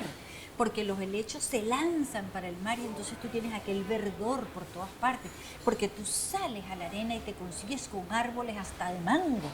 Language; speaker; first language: Spanish; native; Spanish